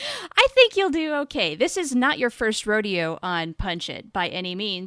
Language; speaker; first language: English; native; English